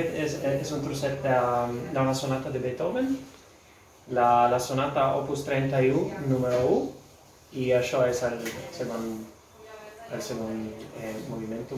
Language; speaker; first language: Catalan; non-native, fluent; Italian